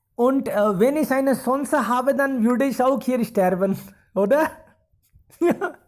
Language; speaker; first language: German; non-native, fluent; Hindi